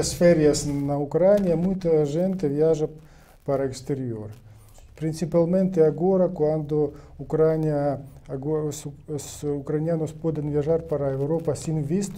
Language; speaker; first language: Portuguese; non-native, learner; Ukrainian